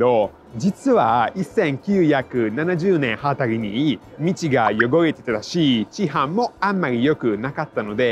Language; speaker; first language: Japanese; non-native, fluent; Italian